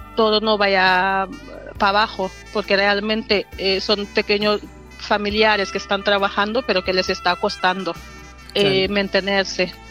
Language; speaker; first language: Spanish; non-native, fluent; Wolof